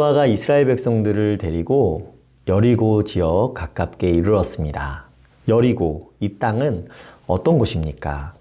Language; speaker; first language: Korean; native; Korean